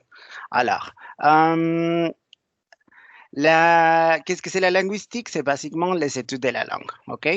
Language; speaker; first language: French; non-native, learner; Spanish